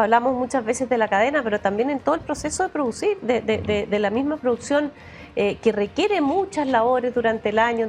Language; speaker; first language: Spanish; native; Spanish